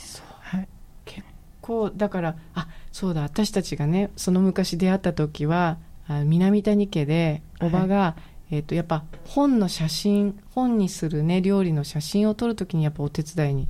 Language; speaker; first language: Japanese; native; Japanese